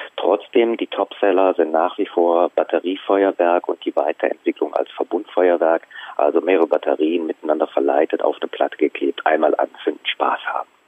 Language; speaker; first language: German; native; German